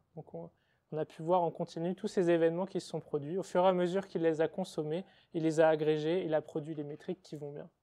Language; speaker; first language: French; native; French